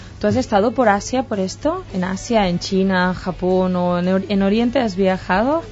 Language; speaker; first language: Spanish; non-native, local second language; Catalan